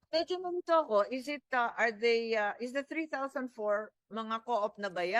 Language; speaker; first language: English; non-native, local second language; Filipino